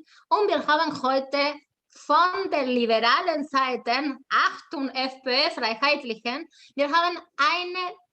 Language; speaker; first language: German; non-native, fluent; Spanish